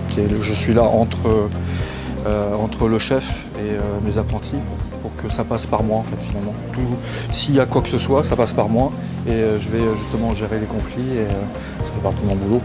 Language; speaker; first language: French; native; French